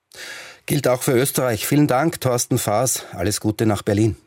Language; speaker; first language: German; native; German